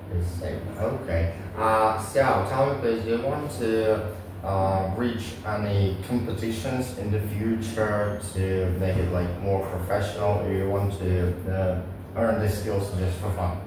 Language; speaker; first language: English; non-native, learner; Vietnamese